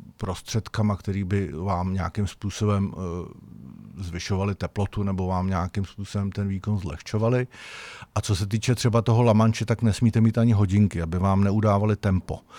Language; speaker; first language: Czech; native; Czech